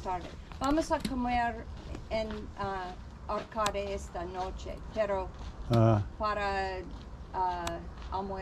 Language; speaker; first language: Spanish; non-native, learner; English